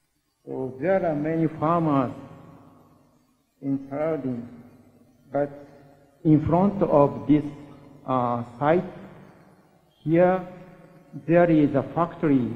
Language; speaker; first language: English; non-native, learner; Japanese